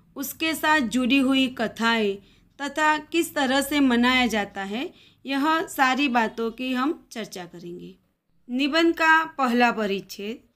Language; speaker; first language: Hindi; non-native, local second language; Gujarati